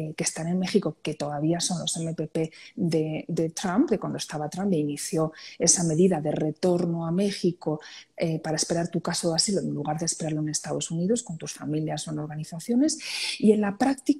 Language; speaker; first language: Spanish; native; Spanish